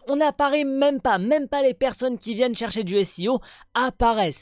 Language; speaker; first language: French; native; French